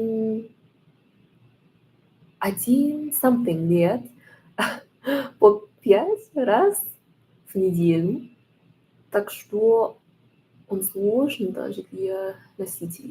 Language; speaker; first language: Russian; non-native, learner; English